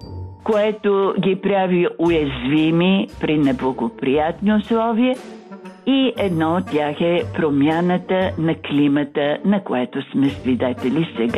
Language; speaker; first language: Bulgarian; native; Bulgarian